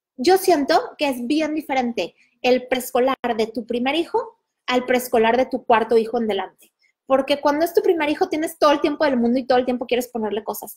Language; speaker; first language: Spanish; early bilingual, heritage; Spanish